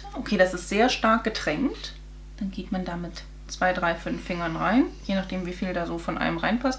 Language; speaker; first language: German; native; German